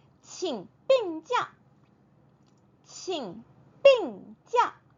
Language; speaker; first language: Chinese; non-native, fluent; Korean